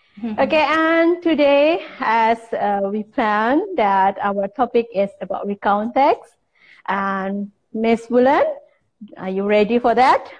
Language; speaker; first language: English; non-native, fluent; Indonesian